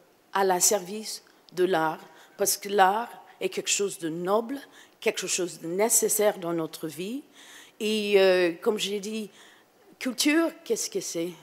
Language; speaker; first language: French; non-native, fluent; English